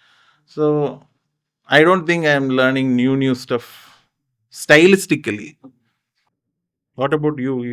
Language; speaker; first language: Tamil; non-native, fluent; Malayalam